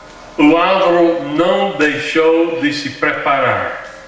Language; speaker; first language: Portuguese; non-native, fluent; English